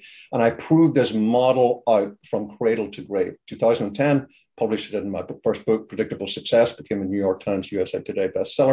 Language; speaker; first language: English; native; English